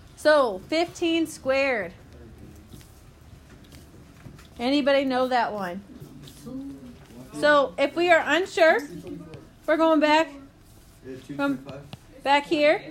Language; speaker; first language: English; native; English